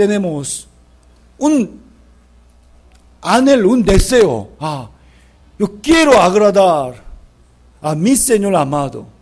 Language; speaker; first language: Spanish; non-native, fluent; Korean